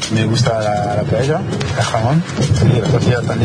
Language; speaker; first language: Spanish; non-native, learner; French